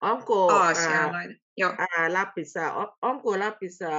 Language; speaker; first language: Finnish; non-native, learner; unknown